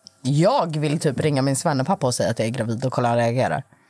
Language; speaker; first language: Swedish; native; Swedish